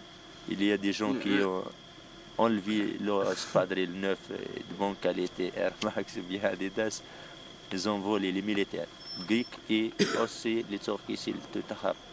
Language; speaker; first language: French; non-native, local second language; Arabic